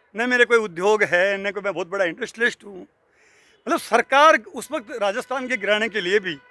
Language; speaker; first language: Hindi; native; Hindi